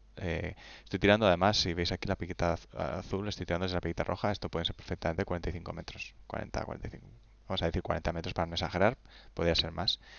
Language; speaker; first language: Spanish; native; Spanish